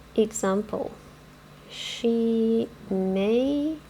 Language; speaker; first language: English; non-native, fluent; Ukrainian